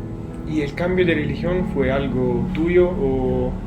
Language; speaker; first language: Spanish; non-native, fluent; Italian